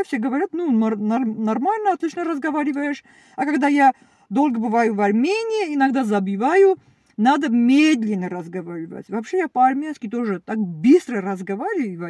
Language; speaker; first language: Russian; non-native, learner; Armenian